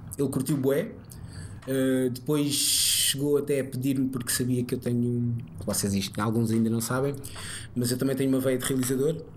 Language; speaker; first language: Portuguese; early bilingual, other home language; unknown